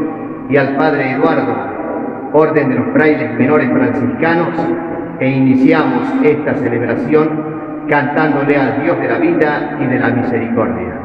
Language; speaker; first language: Spanish; native; Spanish